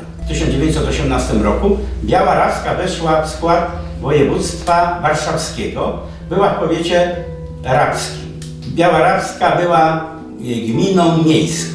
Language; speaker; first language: Polish; native; Polish